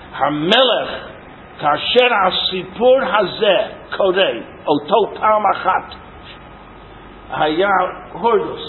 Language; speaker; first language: Hebrew; non-native, fluent; English